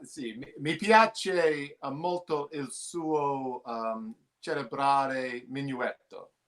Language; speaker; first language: Italian; non-native, learner; English